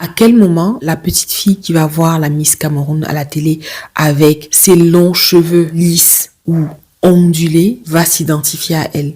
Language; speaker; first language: French; native; French